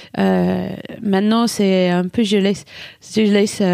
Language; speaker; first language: French; non-native, fluent; English